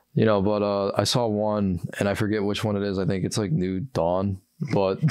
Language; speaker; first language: English; native; English